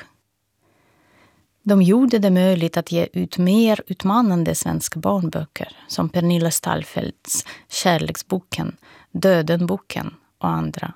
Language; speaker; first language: Swedish; non-native, fluent; Russian